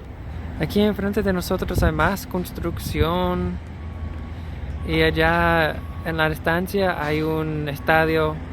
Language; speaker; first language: Spanish; non-native, fluent; English